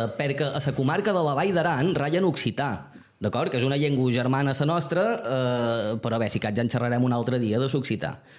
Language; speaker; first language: Catalan; native; Catalan